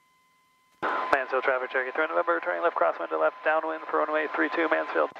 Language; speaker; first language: English; native; English